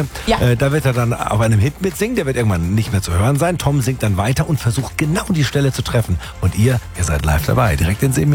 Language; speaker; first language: German; native; German